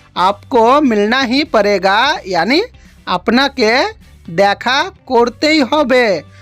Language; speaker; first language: Hindi; native; Hindi